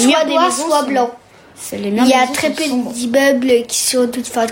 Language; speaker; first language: French; early bilingual, heritage; French